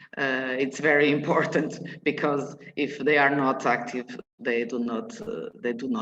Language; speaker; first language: English; non-native, learner; Portuguese